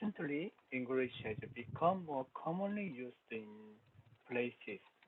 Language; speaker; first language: English; non-native, learner; Korean